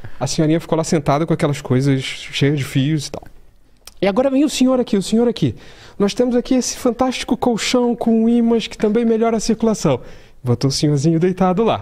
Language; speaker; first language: Portuguese; native; Portuguese